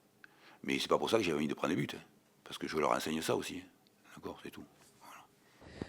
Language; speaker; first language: French; native; French